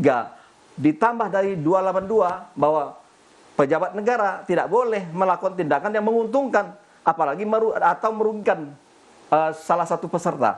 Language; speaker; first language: Indonesian; native; Indonesian